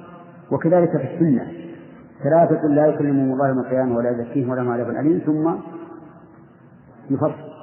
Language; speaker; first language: Arabic; native; Arabic